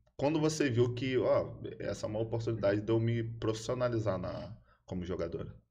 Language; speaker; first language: Portuguese; native; Portuguese